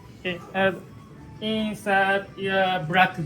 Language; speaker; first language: English; non-native, learner; Japanese